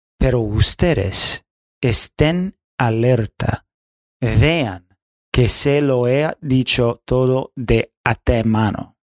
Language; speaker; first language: Spanish; non-native, fluent; English